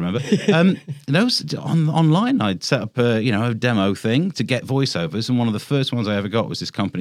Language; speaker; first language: English; native; English